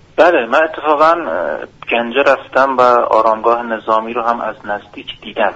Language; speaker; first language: Persian; non-native, local second language; Azerbaijani